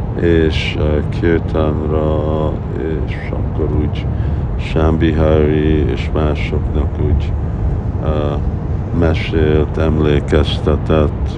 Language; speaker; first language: Hungarian; early bilingual, heritage; Hungarian